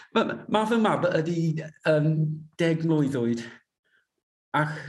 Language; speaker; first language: Welsh; non-native, learner; English